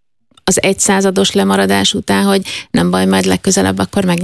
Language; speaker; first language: Hungarian; native; Hungarian